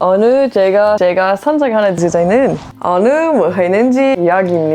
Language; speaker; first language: Korean; non-native, learner; English